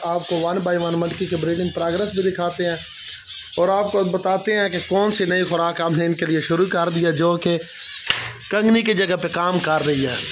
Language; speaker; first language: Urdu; non-native, local second language; Punjabi